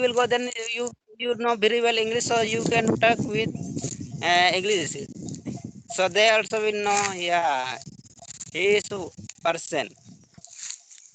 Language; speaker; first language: English; non-native, learner; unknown